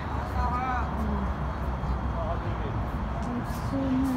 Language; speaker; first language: English; non-native, local second language; Filipino